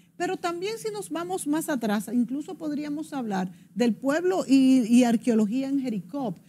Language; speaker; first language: Spanish; native; Spanish